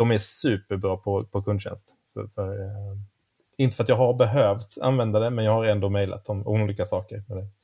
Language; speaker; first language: Swedish; native; Swedish